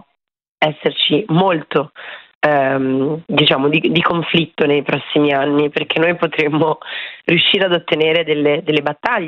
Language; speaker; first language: Italian; native; Italian